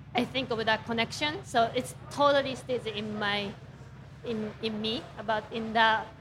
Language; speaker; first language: English; non-native, fluent; Japanese